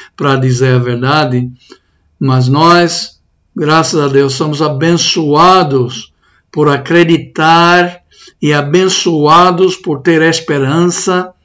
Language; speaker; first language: Portuguese; non-native, fluent; English